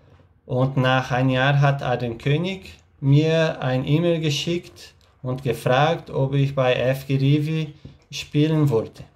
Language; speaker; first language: German; non-native, learner; Portuguese